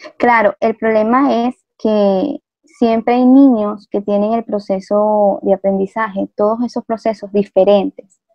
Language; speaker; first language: Spanish; native; Spanish